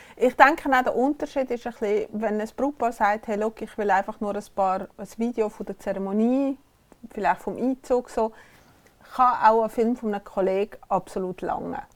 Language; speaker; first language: German; native; German